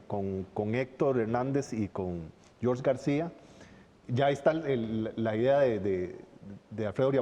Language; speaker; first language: Spanish; native; Spanish